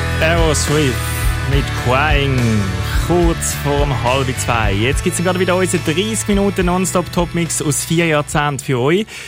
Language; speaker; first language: German; native; German